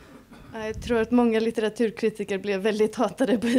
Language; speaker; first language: Swedish; non-native, fluent; Icelandic